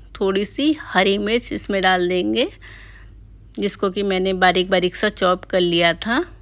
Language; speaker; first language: Hindi; native; Hindi